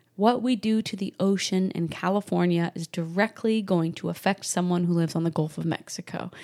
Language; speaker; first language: English; native; English